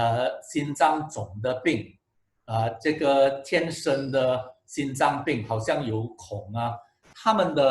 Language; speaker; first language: Chinese; non-native, local second language; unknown